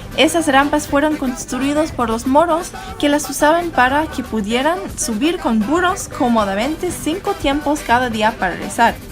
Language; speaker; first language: Spanish; non-native, learner; English